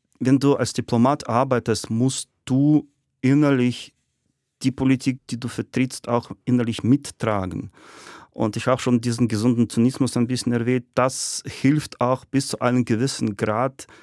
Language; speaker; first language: German; non-native, fluent; Russian